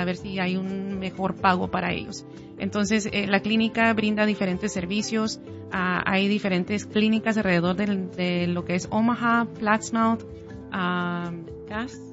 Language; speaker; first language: Spanish; native; Spanish